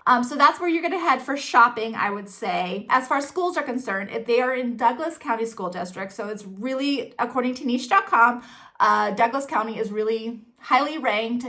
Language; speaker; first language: English; native; English